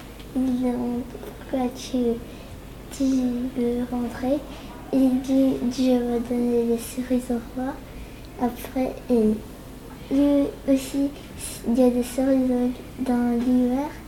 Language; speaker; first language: French; non-native, learner; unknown